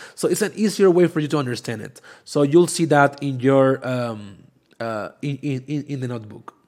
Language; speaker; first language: English; non-native, fluent; Spanish